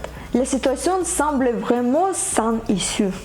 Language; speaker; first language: French; non-native, fluent; Ukrainian